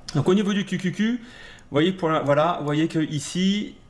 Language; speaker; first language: French; native; French